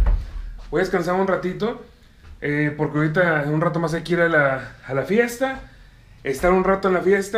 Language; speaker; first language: Spanish; native; Spanish